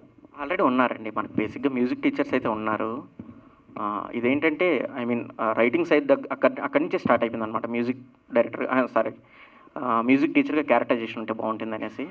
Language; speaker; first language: Telugu; native; Telugu